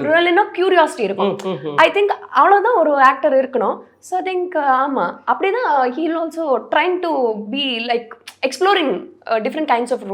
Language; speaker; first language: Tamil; non-native, learner; Telugu